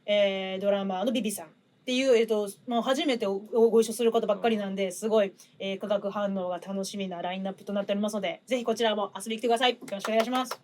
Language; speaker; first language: Japanese; native; Japanese